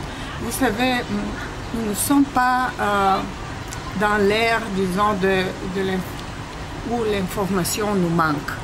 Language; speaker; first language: French; non-native, fluent; Bulgarian